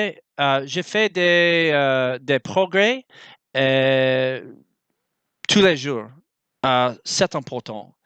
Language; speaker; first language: French; non-native, learner; English